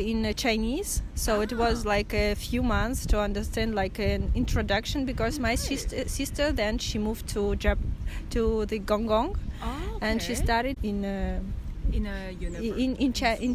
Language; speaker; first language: English; non-native, fluent; Russian